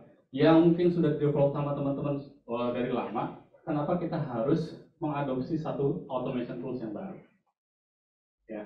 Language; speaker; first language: Indonesian; native; Indonesian